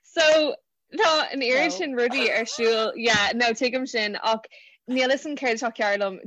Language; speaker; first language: Irish; non-native, local second language; English